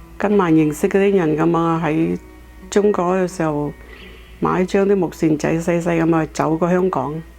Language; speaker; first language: Cantonese; early bilingual, heritage; Cantonese